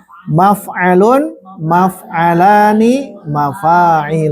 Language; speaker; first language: Arabic; non-native, fluent; Indonesian